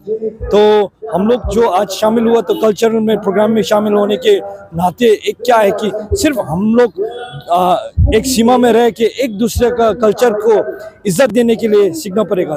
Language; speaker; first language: Hindi; non-native, fluent; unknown